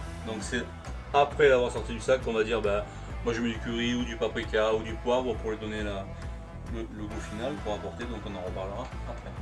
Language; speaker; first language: French; native; French